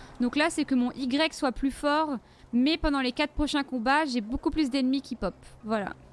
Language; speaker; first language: French; native; French